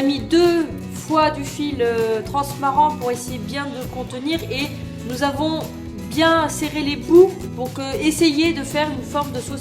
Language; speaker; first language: French; native; French